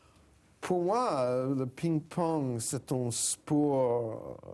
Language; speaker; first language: French; non-native, fluent; English